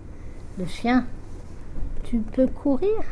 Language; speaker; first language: French; non-native, fluent; English